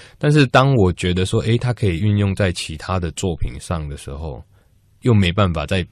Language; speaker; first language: Chinese; native; Chinese